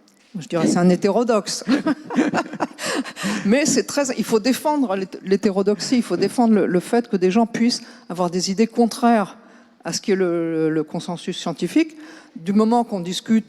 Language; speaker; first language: French; native; French